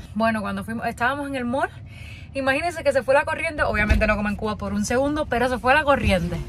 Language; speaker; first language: Spanish; native; Spanish